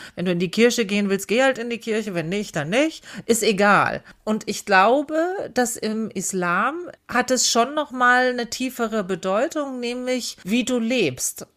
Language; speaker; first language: German; native; German